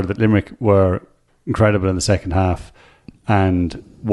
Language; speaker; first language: English; native; English